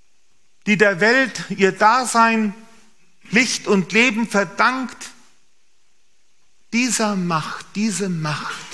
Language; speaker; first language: German; native; German